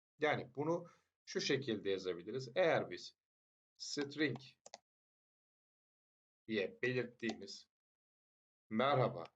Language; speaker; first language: Turkish; native; Turkish